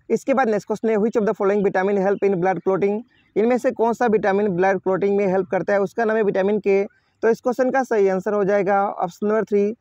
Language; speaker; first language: Hindi; native; Hindi